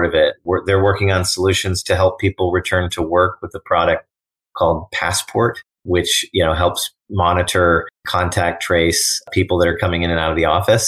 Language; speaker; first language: English; native; English